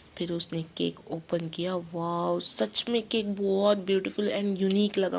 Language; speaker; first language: Hindi; native; Hindi